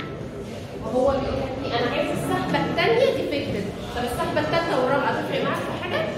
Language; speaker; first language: Arabic; native; Arabic